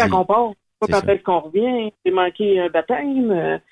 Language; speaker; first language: French; native; French